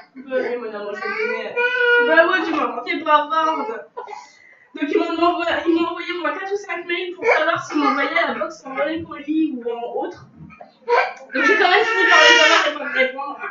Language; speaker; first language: French; native; French